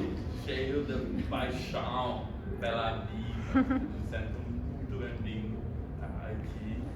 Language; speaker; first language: Portuguese; non-native, learner; Spanish